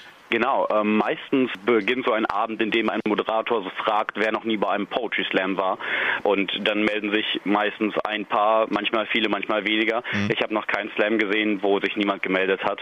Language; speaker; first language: German; native; German